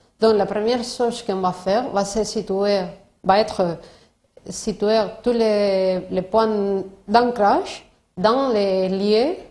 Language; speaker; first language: French; non-native, learner; Spanish